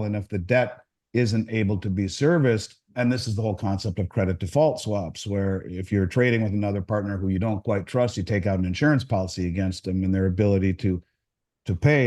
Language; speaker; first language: English; native; English